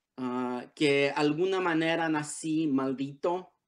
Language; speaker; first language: Spanish; early bilingual, heritage; Spanish